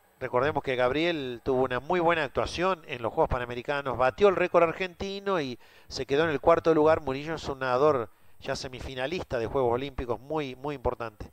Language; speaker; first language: Spanish; native; Spanish